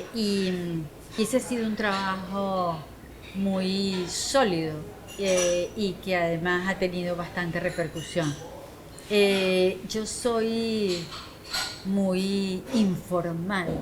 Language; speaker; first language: Spanish; native; Spanish